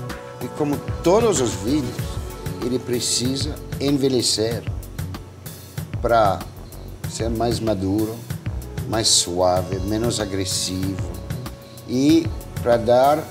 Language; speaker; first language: Portuguese; non-native, fluent; French